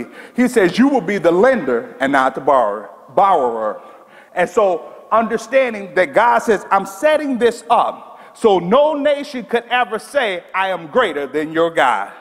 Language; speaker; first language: English; native; English